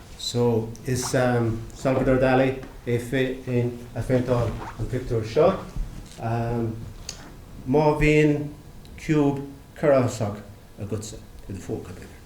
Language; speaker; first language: Irish; non-native, local second language; English